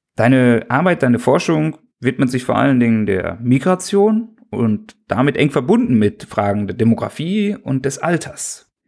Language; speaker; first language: German; native; German